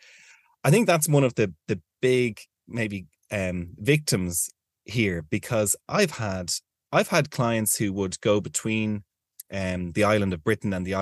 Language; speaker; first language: English; native; English